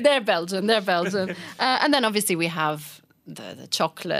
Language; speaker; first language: English; early bilingual, other home language; Italian